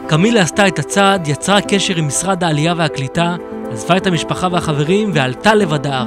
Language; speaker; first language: Hebrew; native; Hebrew